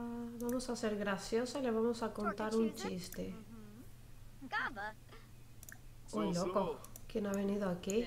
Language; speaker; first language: Spanish; native; Spanish